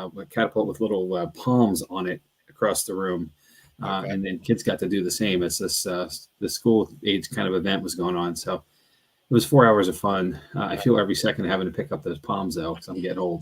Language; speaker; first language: English; native; English